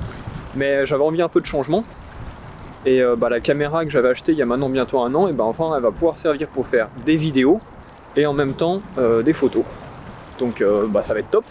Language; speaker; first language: French; native; French